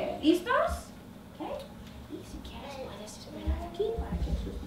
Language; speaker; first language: Spanish; early bilingual, heritage; Spanish